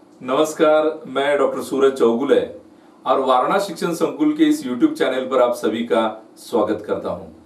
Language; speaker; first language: Hindi; non-native, local second language; Marathi